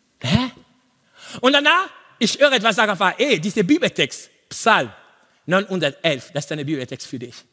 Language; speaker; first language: German; non-native, learner; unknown